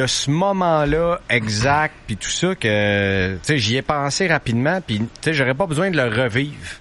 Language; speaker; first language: French; native; French